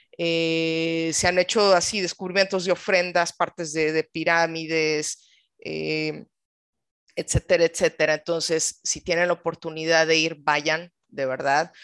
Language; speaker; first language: Spanish; native; Spanish